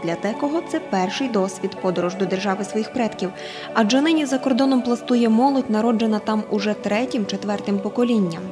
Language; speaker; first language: Ukrainian; native; Ukrainian